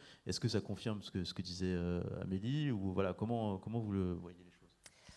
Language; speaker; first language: French; native; French